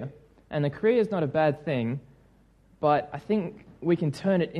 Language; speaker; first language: English; native; English